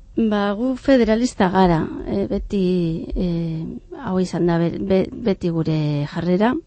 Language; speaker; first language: Basque; non-native, fluent; Catalan